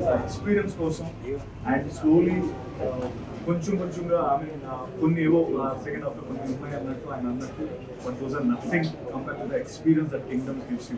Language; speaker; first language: Telugu; native; Telugu